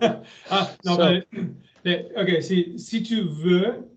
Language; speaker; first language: French; non-native, learner; German